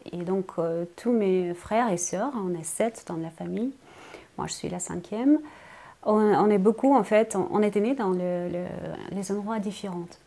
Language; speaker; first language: French; non-native, fluent; Russian